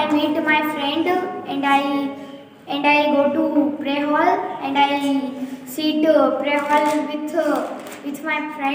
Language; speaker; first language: English; non-native, learner; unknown